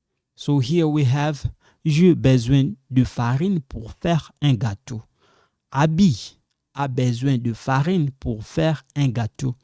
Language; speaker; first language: French; non-native, local second language; Lingala